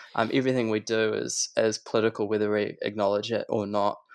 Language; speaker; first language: English; native; English